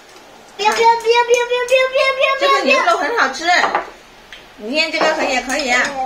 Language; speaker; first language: Chinese; non-native, learner; Vietnamese